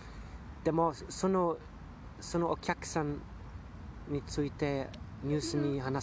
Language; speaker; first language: Japanese; non-native, learner; German